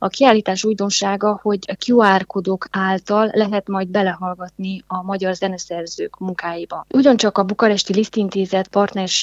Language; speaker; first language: Hungarian; native; Hungarian